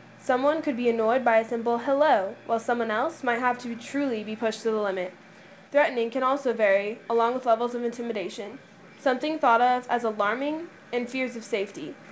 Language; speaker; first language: English; native; English